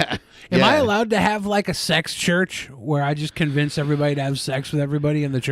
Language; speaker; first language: English; native; English